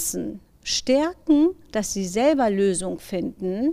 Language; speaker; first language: German; non-native, fluent; Persian